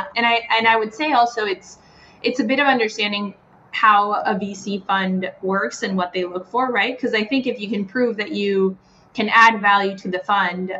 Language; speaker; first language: English; non-native, fluent; Spanish